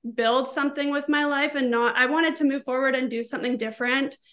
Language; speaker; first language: English; native; English